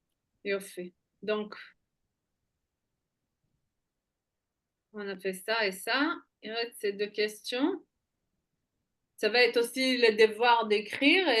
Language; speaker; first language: French; non-native, fluent; Hebrew